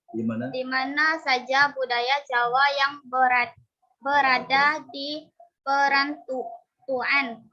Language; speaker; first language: Indonesian; non-native, learner; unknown